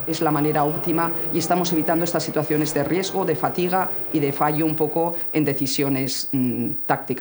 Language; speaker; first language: Spanish; native; Spanish